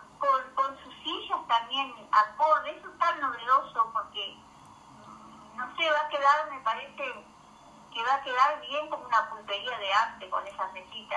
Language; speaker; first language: Spanish; native; Spanish